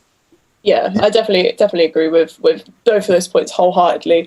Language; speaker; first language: English; native; English